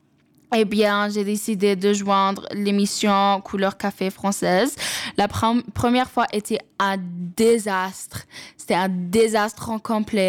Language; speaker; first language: French; non-native, local second language; English